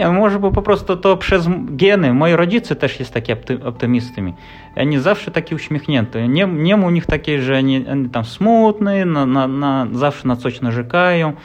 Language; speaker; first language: Polish; non-native, learner; Russian